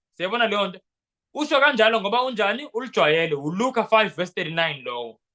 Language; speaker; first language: Zulu; non-native, local second language; Xhosa